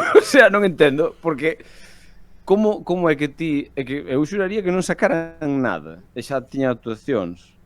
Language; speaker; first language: Galician; non-native, local second language; Spanish